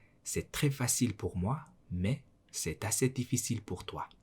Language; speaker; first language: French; non-native, learner; Mongolian